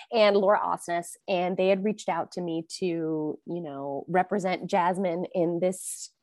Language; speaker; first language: English; early bilingual, other home language; Thai